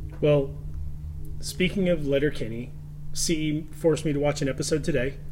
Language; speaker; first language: English; native; English